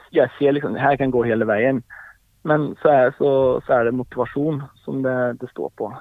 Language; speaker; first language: Norwegian; early bilingual, heritage; Swedish